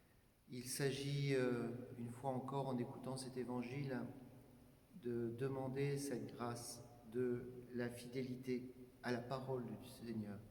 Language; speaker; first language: French; native; French